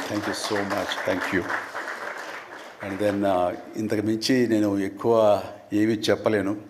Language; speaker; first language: Telugu; native; Telugu